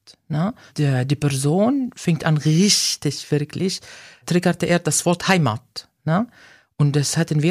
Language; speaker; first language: German; non-native, fluent; Arabic